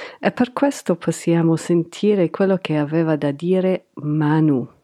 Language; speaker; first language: Italian; non-native, fluent; English